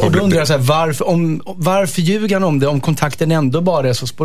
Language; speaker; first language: Swedish; native; Swedish